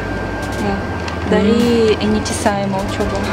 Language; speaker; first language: Indonesian; non-native, learner; Russian